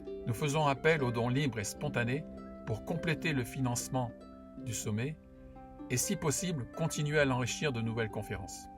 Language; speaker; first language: French; native; French